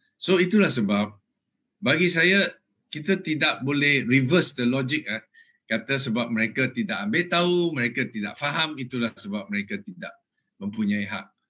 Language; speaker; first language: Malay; non-native, local second language; Chinese